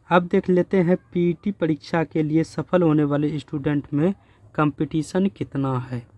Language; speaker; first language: Hindi; native; Hindi